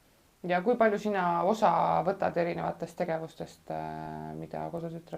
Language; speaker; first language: Estonian; native; Estonian